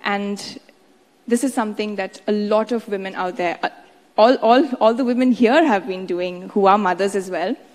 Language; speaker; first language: English; non-native, local second language; Hindi